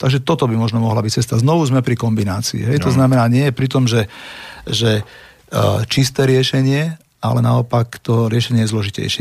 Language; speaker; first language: Slovak; native; Slovak